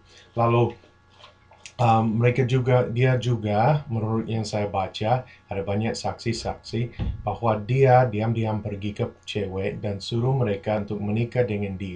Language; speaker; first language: Indonesian; non-native, fluent; English